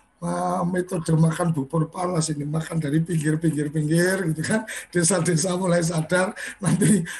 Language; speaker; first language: Malay; native; Malay